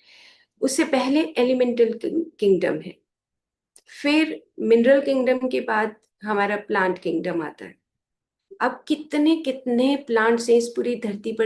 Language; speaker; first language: Hindi; native; Hindi